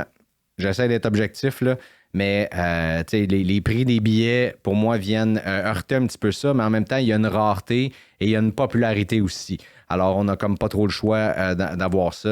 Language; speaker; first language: French; native; French